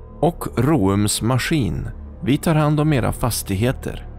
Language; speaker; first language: Swedish; native; Swedish